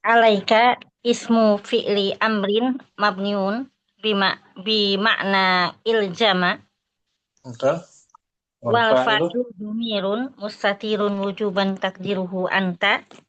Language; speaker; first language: Arabic; non-native, learner; Indonesian